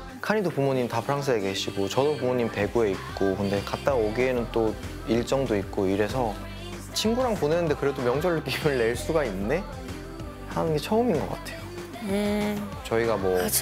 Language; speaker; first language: Korean; native; Korean